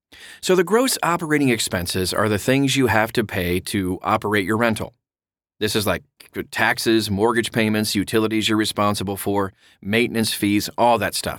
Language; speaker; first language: English; native; English